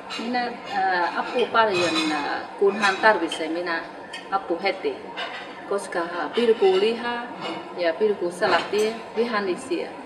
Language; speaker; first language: Finnish; non-native, learner; Khmer